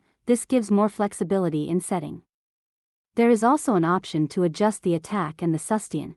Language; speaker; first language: English; non-native, fluent; Russian